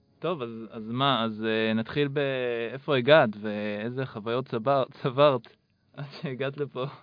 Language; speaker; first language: Hebrew; native; Hebrew